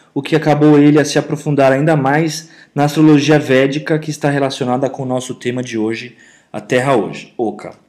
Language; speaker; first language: Portuguese; native; Portuguese